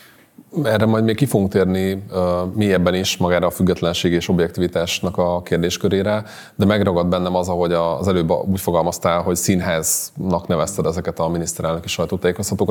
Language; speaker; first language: Hungarian; native; Hungarian